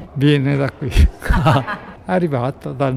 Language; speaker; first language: Italian; non-native, learner; Japanese